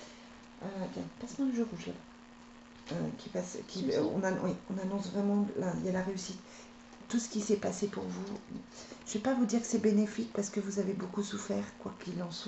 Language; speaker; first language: French; native; French